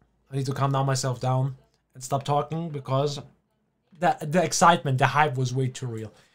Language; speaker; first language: English; non-native, fluent; German